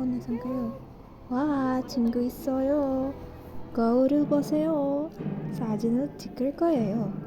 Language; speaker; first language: Korean; non-native, learner; Filipino